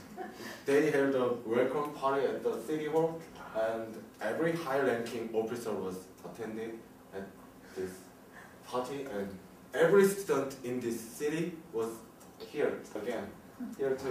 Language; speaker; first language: English; non-native, learner; Korean